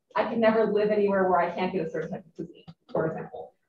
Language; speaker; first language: English; native; English